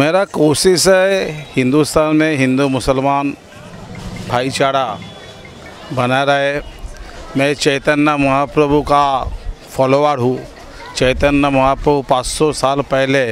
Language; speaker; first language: Hindi; non-native, local second language; Bangla